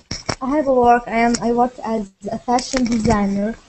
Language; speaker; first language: English; non-native, learner; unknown